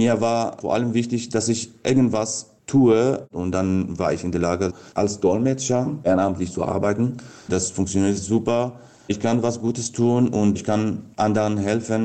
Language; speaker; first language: German; non-native, fluent; Kurdish